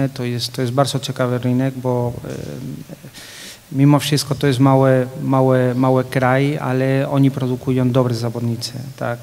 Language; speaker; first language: Polish; non-native, fluent; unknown